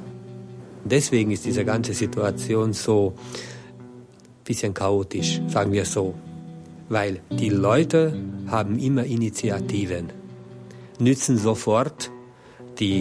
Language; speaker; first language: German; non-native, fluent; Hungarian